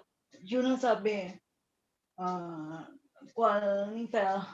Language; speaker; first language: Spanish; non-native, learner; Indonesian